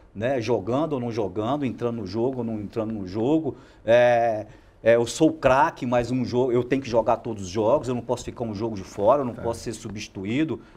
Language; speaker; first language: Portuguese; native; Portuguese